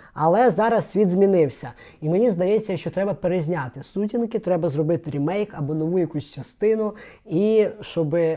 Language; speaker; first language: Ukrainian; non-native, local second language; Russian